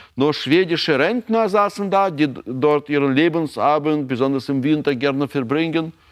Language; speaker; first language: German; non-native, fluent; Russian